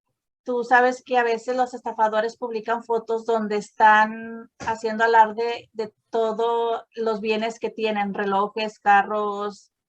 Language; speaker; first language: Spanish; native; Spanish